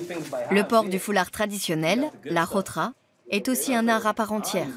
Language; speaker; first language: French; native; French